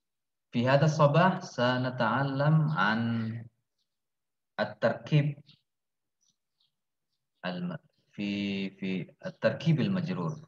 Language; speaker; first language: Arabic; non-native, fluent; Indonesian